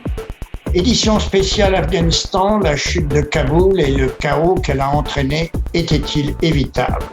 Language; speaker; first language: French; native; French